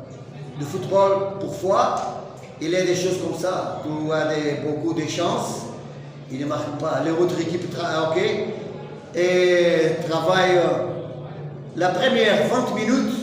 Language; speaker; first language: French; non-native, learner; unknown